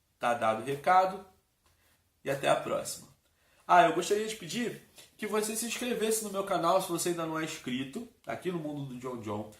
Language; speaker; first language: Portuguese; native; Portuguese